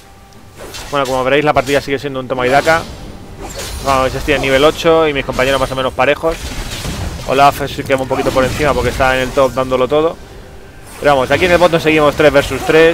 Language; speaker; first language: Spanish; native; Spanish